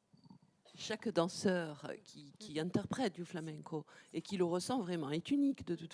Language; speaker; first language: French; native; French